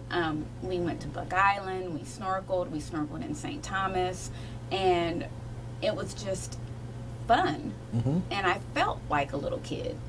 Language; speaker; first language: English; native; English